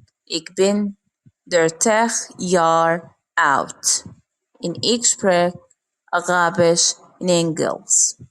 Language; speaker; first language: Dutch; non-native, learner; Arabic